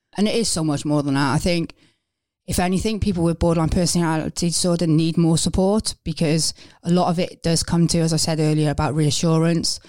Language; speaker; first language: English; native; English